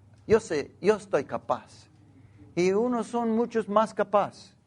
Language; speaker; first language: Spanish; non-native, learner; English